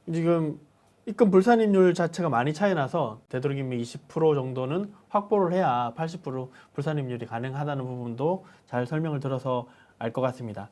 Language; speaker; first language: Korean; native; Korean